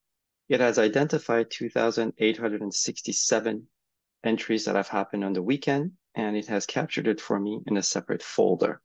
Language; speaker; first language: English; native; English